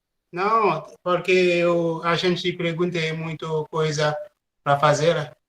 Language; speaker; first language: Portuguese; non-native, learner; Haitian Creole